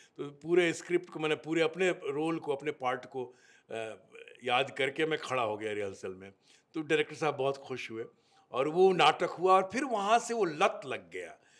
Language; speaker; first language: Hindi; native; Hindi